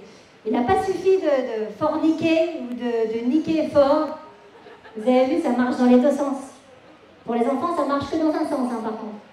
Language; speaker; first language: French; native; French